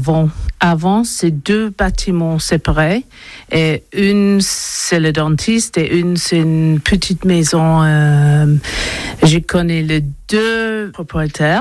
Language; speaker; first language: French; non-native, learner; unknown